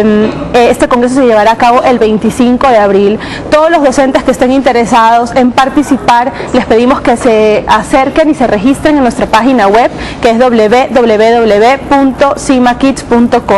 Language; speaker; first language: Spanish; native; Spanish